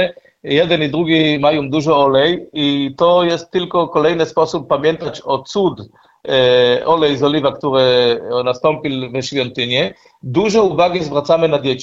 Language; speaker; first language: Polish; non-native, learner; Hebrew